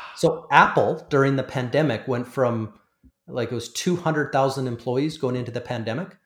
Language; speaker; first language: English; native; English